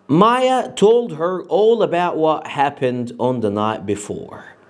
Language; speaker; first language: English; non-native, fluent; Arabic